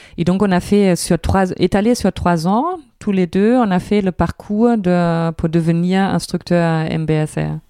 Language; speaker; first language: French; non-native, fluent; German